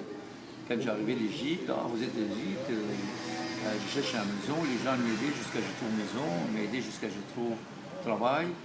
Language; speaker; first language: French; non-native, learner; Arabic